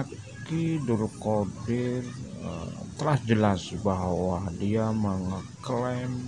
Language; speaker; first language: Indonesian; native; Indonesian